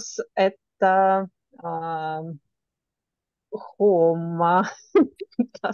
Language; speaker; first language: Finnish; non-native, learner; Russian